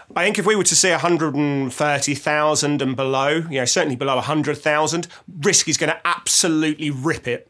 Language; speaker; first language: English; native; English